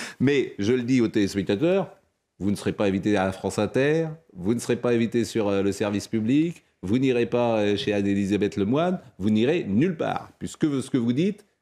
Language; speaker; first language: French; native; French